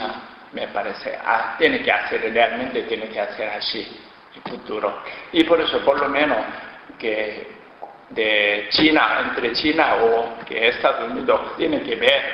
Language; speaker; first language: Spanish; non-native, learner; Korean